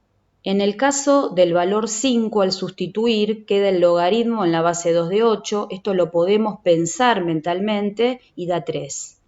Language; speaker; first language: Spanish; native; Spanish